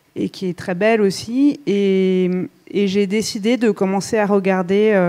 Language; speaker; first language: French; native; French